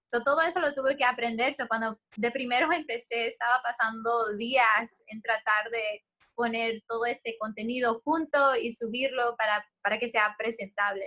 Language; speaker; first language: Spanish; early bilingual, heritage; Spanish